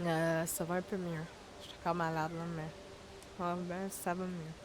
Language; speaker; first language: French; native; French